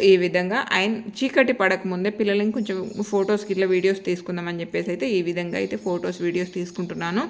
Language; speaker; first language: Telugu; non-native, local second language; Lambadi